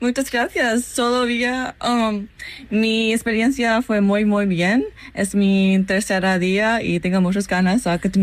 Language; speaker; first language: Spanish; non-native, learner; English